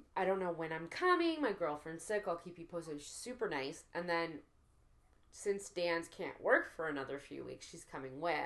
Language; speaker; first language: English; native; English